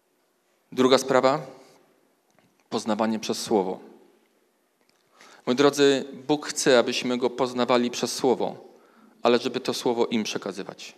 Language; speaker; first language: Polish; native; Polish